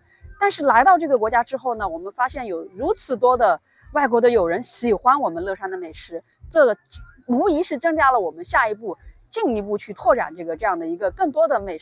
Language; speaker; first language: Chinese; native; Chinese